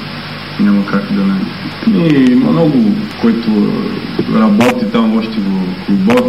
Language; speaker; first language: Bulgarian; non-native, learner; Portuguese